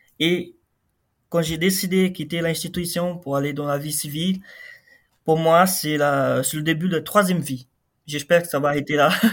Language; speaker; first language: French; non-native, fluent; Portuguese